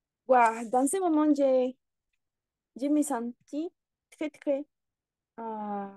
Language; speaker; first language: French; non-native, learner; Spanish